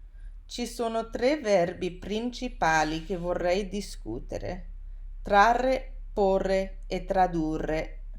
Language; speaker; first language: Italian; non-native, fluent; English